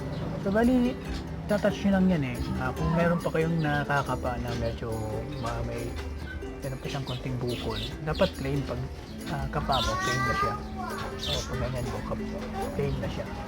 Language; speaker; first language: Filipino; native; Filipino